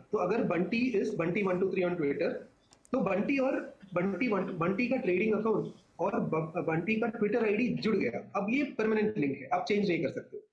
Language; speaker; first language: Hindi; non-native, local second language; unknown